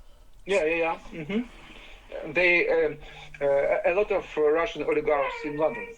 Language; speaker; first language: English; non-native, learner; Ukrainian